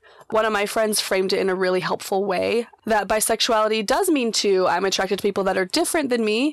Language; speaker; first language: English; native; English